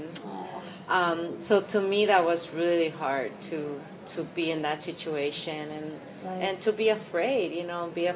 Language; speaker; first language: English; early bilingual, other home language; Spanish